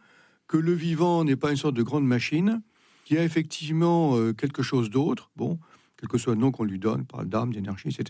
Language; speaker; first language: French; native; French